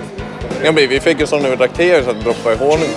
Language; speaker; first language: Swedish; native; Swedish